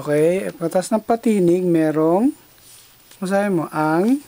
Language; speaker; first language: Filipino; native; Filipino